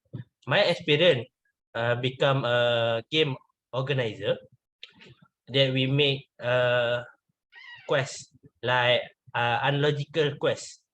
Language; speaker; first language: English; non-native, learner; Malay